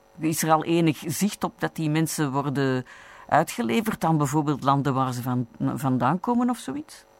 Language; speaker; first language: Dutch; native; Dutch